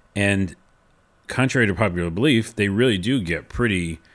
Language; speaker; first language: English; native; English